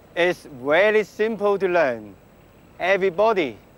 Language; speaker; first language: English; non-native, local second language; Cantonese